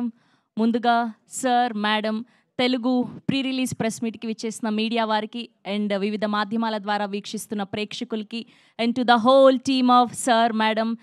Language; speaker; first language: Telugu; native; Telugu